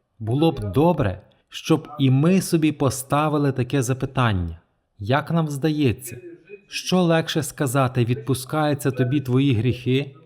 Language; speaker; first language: Ukrainian; non-native, fluent; Polish